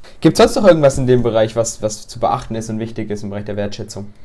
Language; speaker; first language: German; native; German